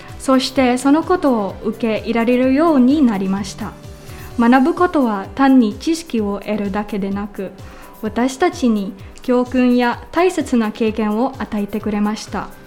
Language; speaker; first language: Japanese; non-native, learner; Filipino